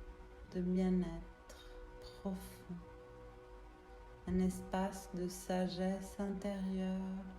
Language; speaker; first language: French; native; French